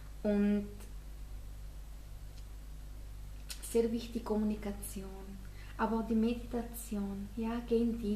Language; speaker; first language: German; non-native, fluent; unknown